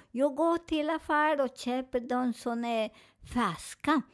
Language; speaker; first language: Swedish; non-native, fluent; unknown